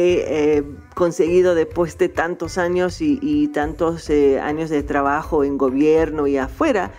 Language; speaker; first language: Spanish; non-native, fluent; English